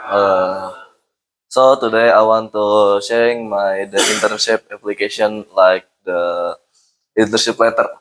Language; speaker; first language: English; non-native, learner; Indonesian